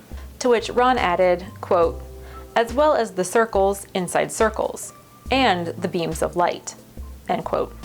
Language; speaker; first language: English; native; English